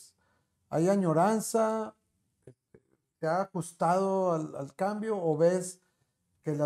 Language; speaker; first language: Spanish; native; Spanish